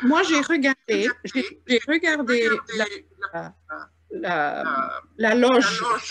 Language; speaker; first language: French; non-native, fluent; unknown